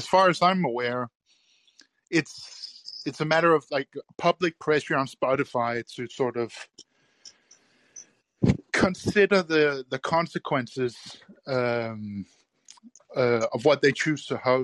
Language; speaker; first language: English; non-native, fluent; Danish